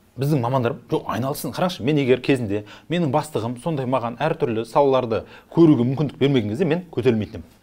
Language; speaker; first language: Kazakh; native; Kazakh